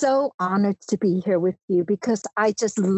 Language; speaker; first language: English; early bilingual, other home language; Cantonese